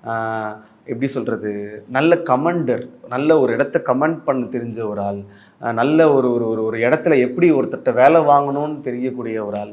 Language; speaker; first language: Tamil; native; Tamil